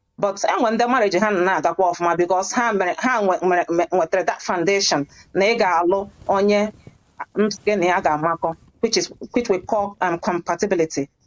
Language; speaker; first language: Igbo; early bilingual, heritage; Igbo